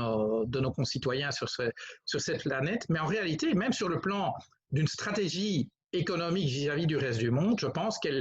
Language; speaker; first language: French; native; French